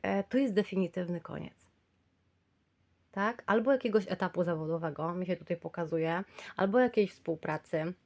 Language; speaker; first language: Polish; native; Polish